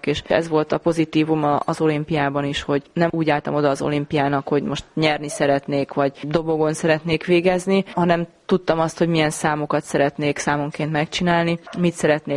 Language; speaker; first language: Hungarian; native; Hungarian